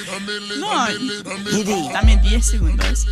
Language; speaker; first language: Spanish; non-native, fluent; English